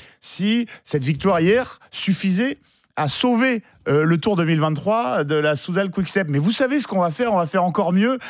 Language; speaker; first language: French; native; French